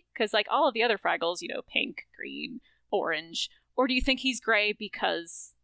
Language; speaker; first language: English; native; English